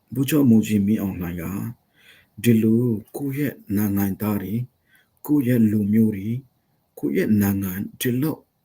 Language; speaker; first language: Burmese; non-native, local second language; Hakha Chin